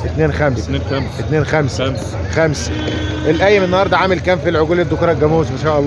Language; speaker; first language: Arabic; native; Arabic